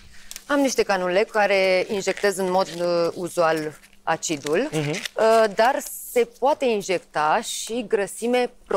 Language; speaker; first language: Romanian; native; Romanian